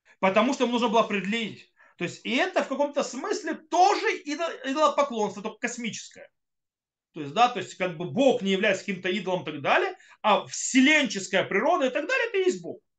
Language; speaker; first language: Russian; early bilingual, heritage; Russian